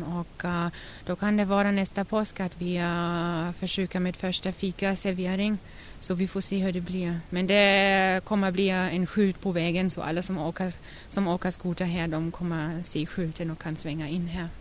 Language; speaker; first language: Swedish; non-native, fluent; German